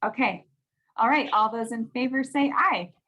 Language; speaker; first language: English; native; English